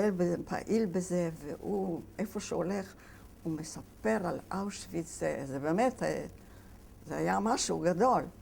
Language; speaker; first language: Hebrew; non-native, fluent; Yiddish